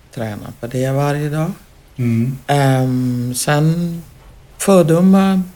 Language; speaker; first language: Swedish; non-native, fluent; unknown